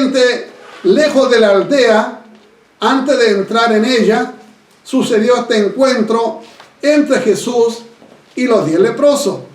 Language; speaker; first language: Spanish; native; Spanish